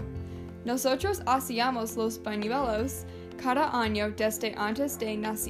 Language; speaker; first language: Spanish; non-native, learner; English